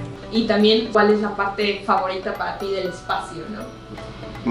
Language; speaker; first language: Spanish; native; Spanish